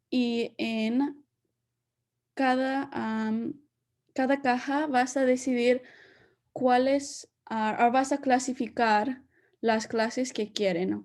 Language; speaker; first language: Spanish; early bilingual, heritage; Spanish